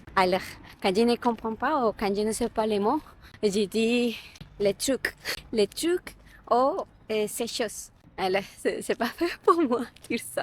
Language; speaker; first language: French; non-native, learner; Spanish